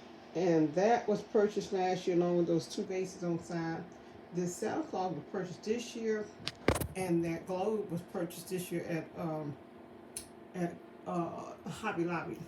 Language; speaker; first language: English; native; English